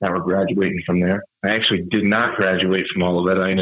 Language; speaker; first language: English; native; English